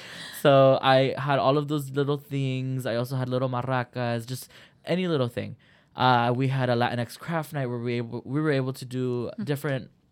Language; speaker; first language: English; early bilingual, other home language; Spanish